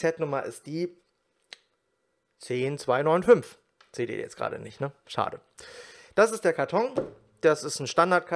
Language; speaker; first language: German; native; German